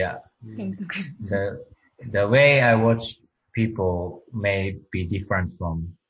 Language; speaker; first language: English; non-native, learner; Japanese